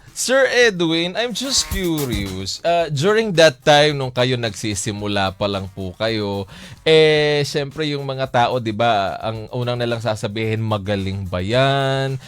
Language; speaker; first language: Filipino; native; Filipino